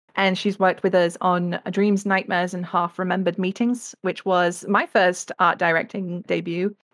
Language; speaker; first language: English; native; English